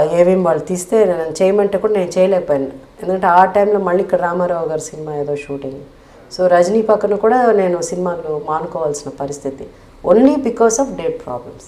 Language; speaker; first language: Telugu; native; Telugu